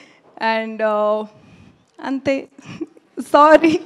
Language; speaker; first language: Telugu; non-native, learner; Tamil